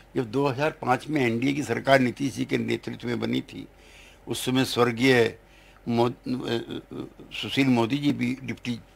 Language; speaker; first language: Hindi; native; Hindi